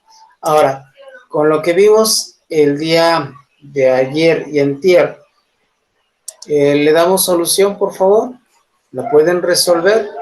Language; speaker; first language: Spanish; native; Spanish